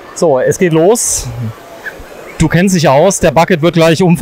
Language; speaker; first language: German; native; German